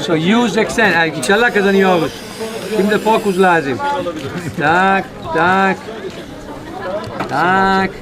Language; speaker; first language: Turkish; non-native, learner; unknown